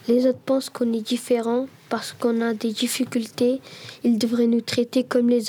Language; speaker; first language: French; early bilingual, other home language; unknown